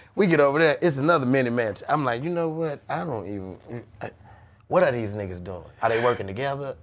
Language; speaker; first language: English; native; English